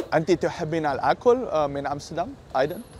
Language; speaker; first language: Arabic; non-native, learner; Dutch